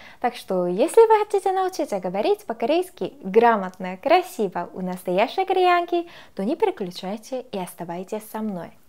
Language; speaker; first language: Russian; non-native, fluent; Korean